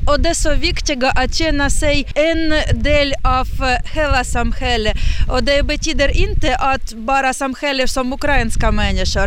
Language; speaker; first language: Swedish; non-native, learner; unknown